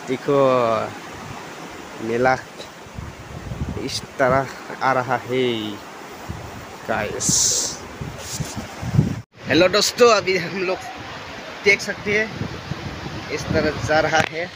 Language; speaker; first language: Hindi; non-native, local second language; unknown